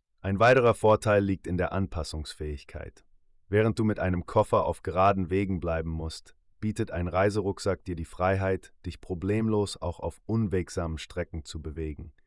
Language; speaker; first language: German; native; German